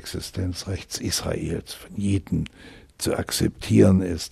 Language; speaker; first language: German; native; German